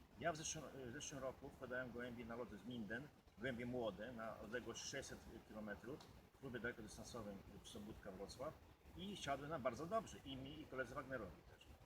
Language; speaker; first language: Polish; native; Polish